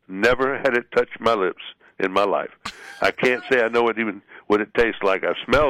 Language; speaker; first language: English; native; English